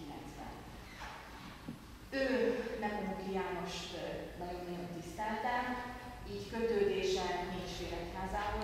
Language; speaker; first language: Hungarian; native; Hungarian